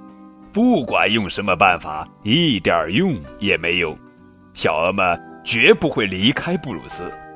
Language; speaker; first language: Chinese; native; Chinese